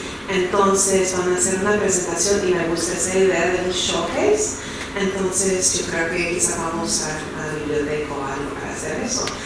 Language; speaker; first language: Spanish; non-native, fluent; English